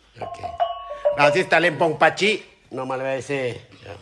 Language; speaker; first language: German; non-native, learner; Indonesian